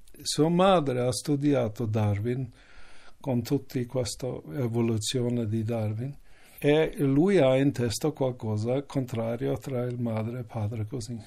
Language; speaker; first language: Italian; non-native, learner; Norwegian